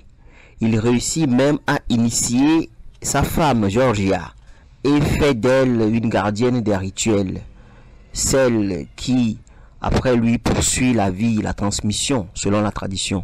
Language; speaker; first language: French; non-native, local second language; Ewe